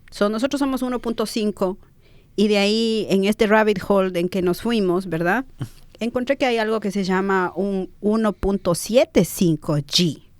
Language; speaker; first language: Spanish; native; Spanish